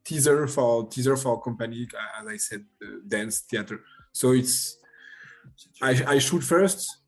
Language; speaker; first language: English; non-native, learner; French